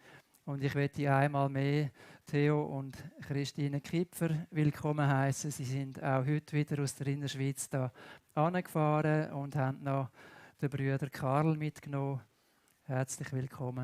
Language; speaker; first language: German; native; German